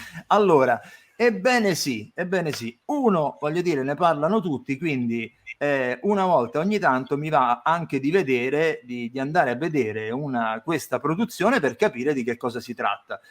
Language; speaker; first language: Italian; native; Italian